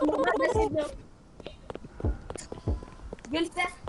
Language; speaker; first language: French; native; French